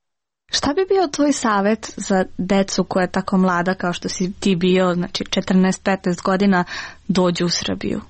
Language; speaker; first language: Serbian; native; Serbian